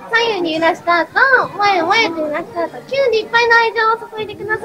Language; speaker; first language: Japanese; native; Japanese